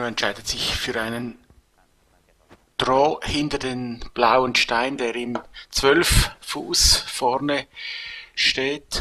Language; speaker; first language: German; native; German